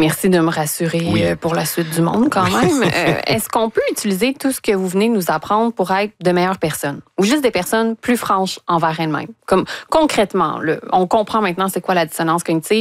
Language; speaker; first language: French; native; French